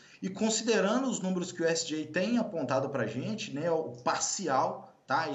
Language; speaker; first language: Portuguese; native; Portuguese